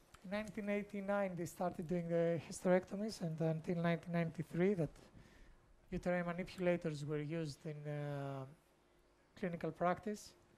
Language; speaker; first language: English; non-native, fluent; Greek